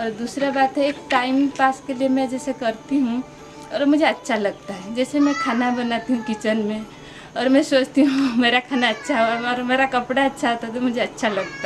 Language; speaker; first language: Hindi; non-native, local second language; Odia